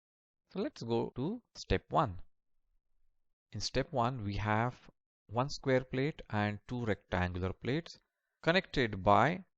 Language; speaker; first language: English; non-native, local second language; Marathi